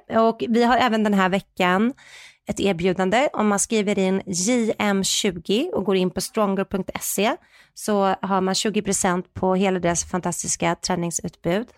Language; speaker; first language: Swedish; native; Swedish